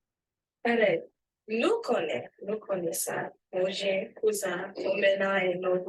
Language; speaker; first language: French; non-native, learner; English